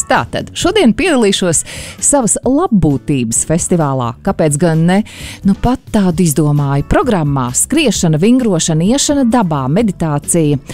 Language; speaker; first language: Latvian; native; Latvian